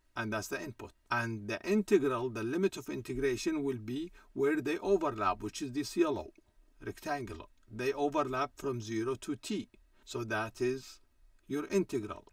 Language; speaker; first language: English; non-native, fluent; Arabic